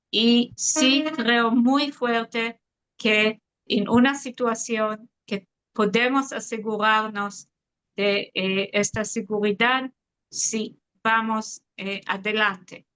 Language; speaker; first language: Spanish; non-native, fluent; Hebrew